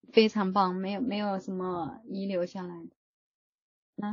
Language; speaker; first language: Chinese; native; Chinese